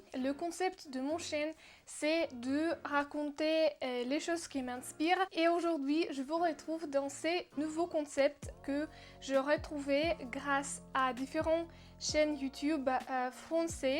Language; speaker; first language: French; non-native, learner; Russian